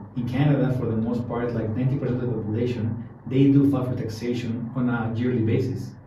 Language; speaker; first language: English; non-native, fluent; Spanish